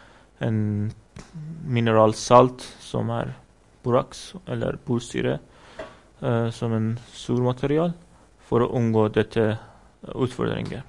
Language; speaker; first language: Norwegian; non-native, fluent; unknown